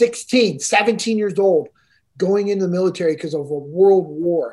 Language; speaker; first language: English; native; English